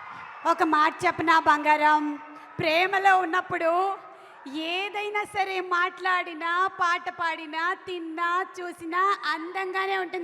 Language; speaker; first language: Telugu; native; Telugu